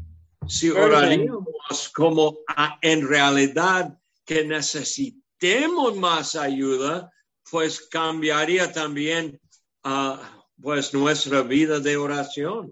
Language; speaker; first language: Spanish; non-native, fluent; English